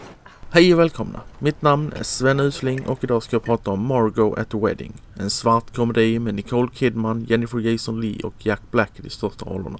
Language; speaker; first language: Swedish; native; Swedish